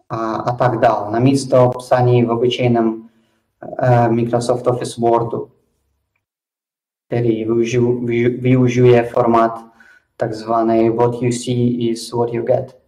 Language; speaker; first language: Czech; non-native, fluent; Russian